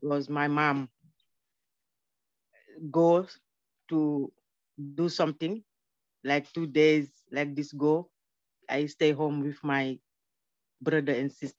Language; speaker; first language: English; non-native, learner; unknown